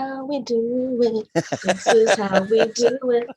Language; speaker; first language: English; native; English